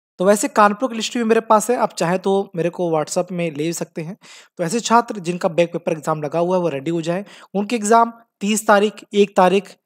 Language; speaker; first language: Hindi; native; Hindi